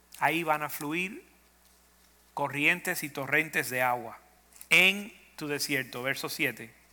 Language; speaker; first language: Spanish; native; Spanish